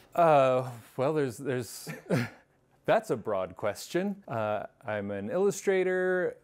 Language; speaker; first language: English; native; English